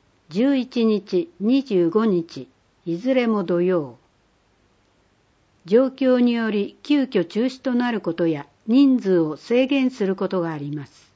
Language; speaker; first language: Japanese; native; Japanese